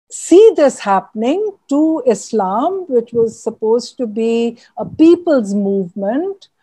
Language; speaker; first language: English; non-native, local second language; Urdu